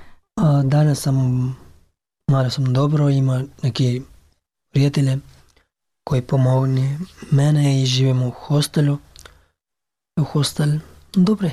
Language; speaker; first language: Serbian; non-native, learner; Pashto